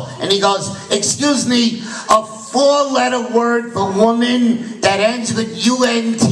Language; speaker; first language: English; native; English